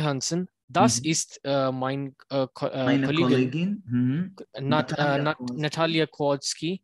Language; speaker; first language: German; non-native, learner; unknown